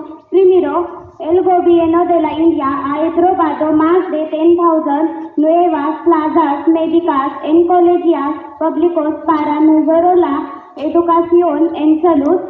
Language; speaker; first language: Spanish; non-native, learner; Marathi